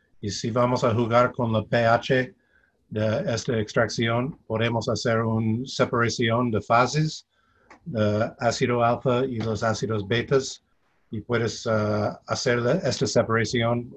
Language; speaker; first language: Spanish; non-native, fluent; English